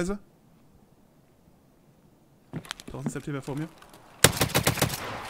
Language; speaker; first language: German; native; German